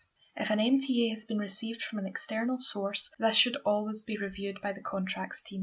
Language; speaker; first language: English; native; English